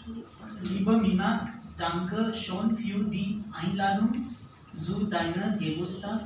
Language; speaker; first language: German; non-native, learner; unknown